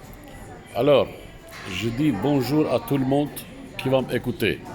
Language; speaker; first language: French; non-native, fluent; Turkish